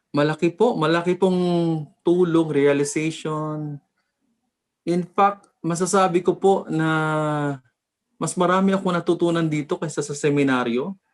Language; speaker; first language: Filipino; native; Filipino